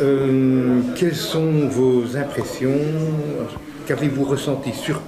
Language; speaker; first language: French; native; French